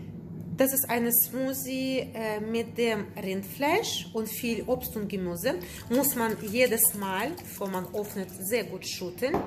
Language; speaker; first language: German; non-native, learner; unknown